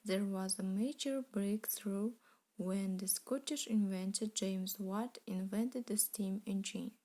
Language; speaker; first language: English; non-native, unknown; Kazakh